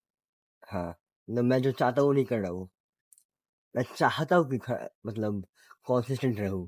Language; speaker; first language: Hindi; non-native, local second language; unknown